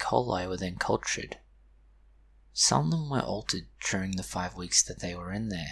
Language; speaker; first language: English; native; English